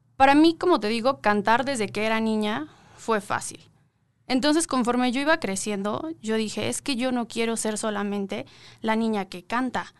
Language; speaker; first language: Spanish; native; Spanish